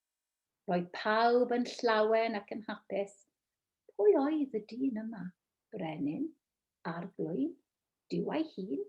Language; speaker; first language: Welsh; non-native, local second language; English